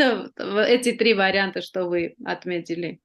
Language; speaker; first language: Russian; non-native, fluent; Armenian